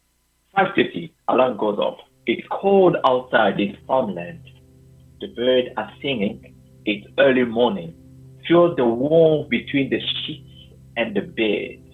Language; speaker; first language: English; non-native, learner; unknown